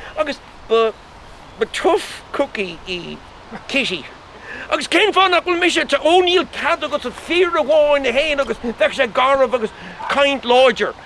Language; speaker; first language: Irish; non-native, local second language; English